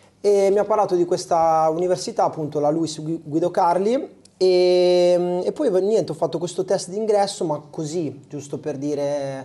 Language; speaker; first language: Italian; native; Italian